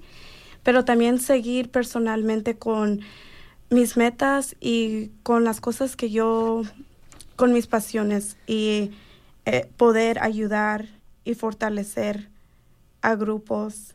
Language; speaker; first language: Spanish; early bilingual, heritage; Spanish